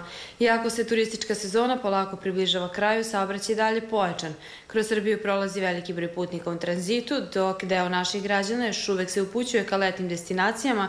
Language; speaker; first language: Serbian; native; Serbian